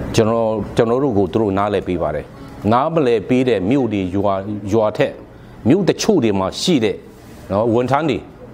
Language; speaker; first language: Burmese; non-native, local second language; Hakha Chin